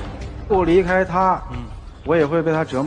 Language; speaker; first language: Chinese; native; Chinese